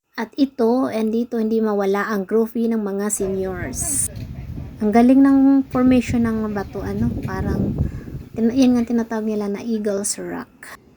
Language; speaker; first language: Filipino; non-native, local second language; Cebuano